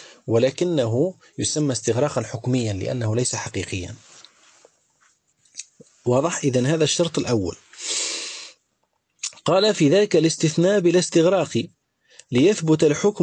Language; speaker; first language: Arabic; native; Arabic